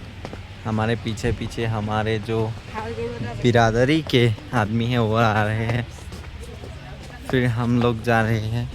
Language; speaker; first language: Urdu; non-native, local second language; Assamese